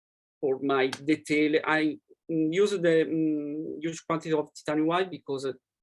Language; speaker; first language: English; non-native, learner; Italian